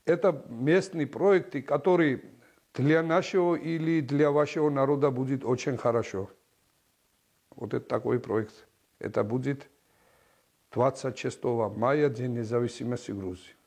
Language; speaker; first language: Russian; non-native, learner; Georgian